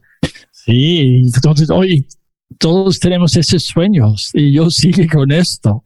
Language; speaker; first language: Spanish; non-native, fluent; English